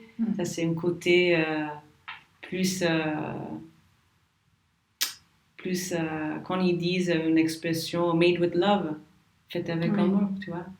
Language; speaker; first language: French; non-native, learner; English